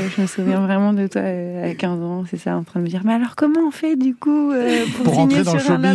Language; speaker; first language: French; native; French